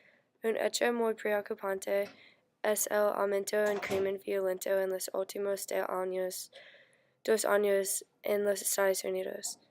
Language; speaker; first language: Spanish; non-native, learner; English